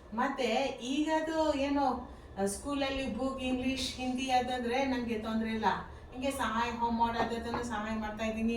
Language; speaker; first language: Kannada; non-native, learner; Manipuri